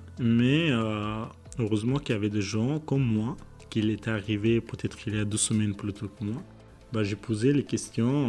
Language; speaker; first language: French; non-native, learner; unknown